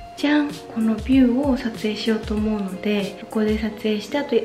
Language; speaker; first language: Japanese; native; Japanese